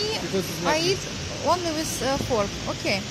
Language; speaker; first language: English; non-native, learner; Russian